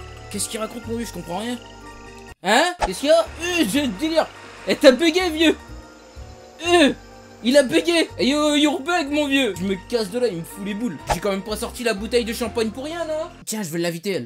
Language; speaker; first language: French; native; French